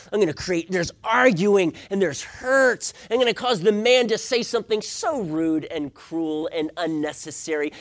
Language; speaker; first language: English; native; English